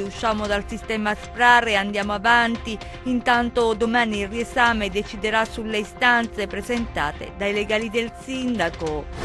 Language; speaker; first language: Italian; native; Italian